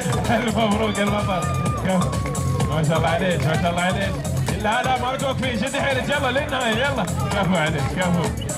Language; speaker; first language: Arabic; native; Arabic